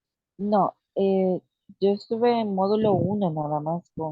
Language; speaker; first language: Spanish; native; Spanish